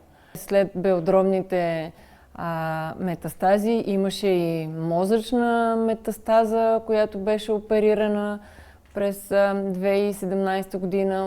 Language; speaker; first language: Bulgarian; native; Bulgarian